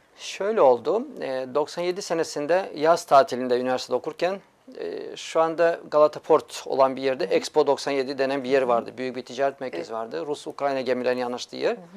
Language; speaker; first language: Turkish; early bilingual, heritage; Turkish